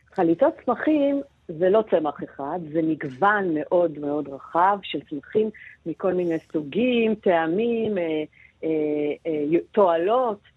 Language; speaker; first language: Hebrew; non-native, fluent; Russian